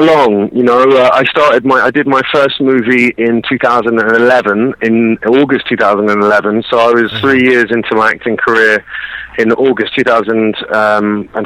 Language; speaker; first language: English; native; English